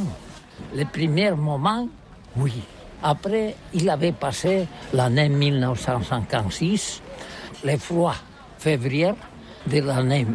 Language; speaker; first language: French; non-native, learner; Catalan